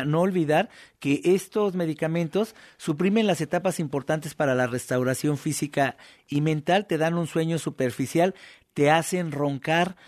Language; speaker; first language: Spanish; native; Spanish